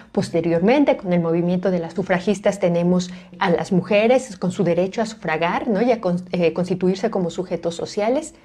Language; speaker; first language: Spanish; native; Spanish